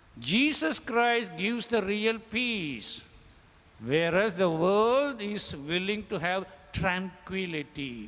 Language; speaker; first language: English; non-native, local second language; Tamil